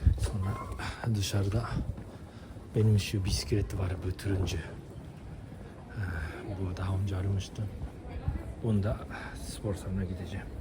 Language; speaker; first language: Turkish; non-native, fluent; Japanese